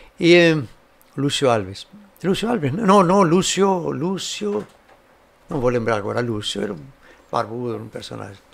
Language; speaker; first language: Portuguese; non-native, fluent; Spanish